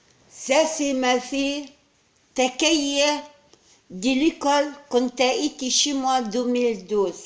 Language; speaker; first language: French; non-native, learner; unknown